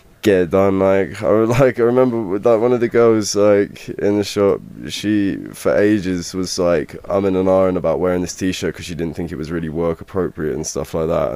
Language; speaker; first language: English; native; English